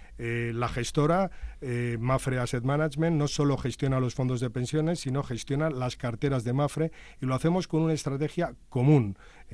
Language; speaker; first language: Spanish; native; Spanish